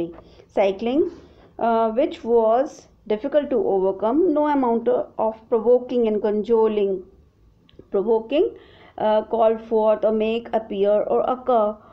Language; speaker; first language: English; non-native, local second language; Hindi